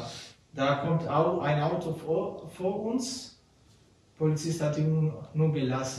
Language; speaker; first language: German; non-native, learner; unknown